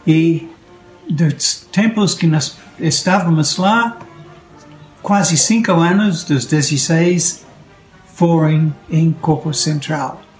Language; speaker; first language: Portuguese; non-native, fluent; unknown